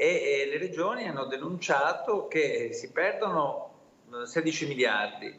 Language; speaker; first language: Italian; native; Italian